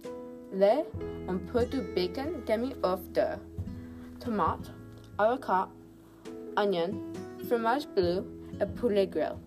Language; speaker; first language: French; non-native, learner; English